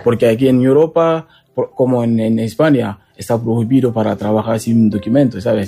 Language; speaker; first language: Spanish; non-native, learner; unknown